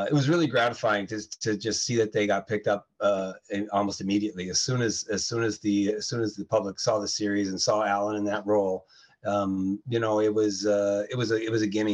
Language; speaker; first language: English; native; English